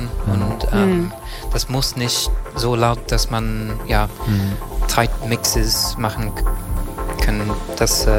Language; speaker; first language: German; non-native, fluent; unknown